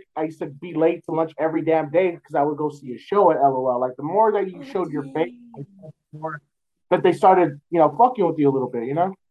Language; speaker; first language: English; native; English